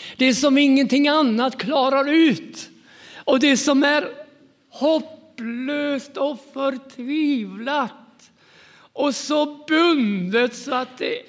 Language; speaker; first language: Swedish; native; Swedish